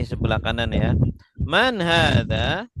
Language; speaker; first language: Indonesian; native; Indonesian